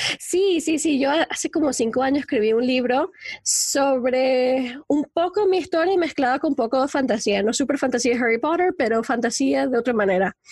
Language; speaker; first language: Spanish; native; Spanish